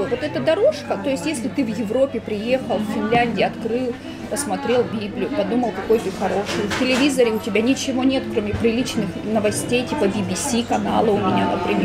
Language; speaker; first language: Russian; native; Russian